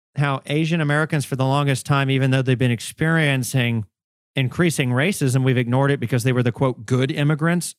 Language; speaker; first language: English; native; English